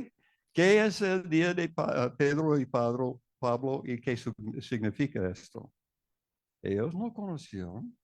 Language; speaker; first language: Spanish; non-native, fluent; English